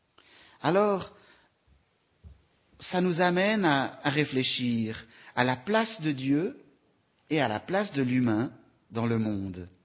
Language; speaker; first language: French; native; French